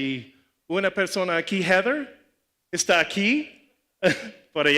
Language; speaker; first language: Spanish; non-native, learner; English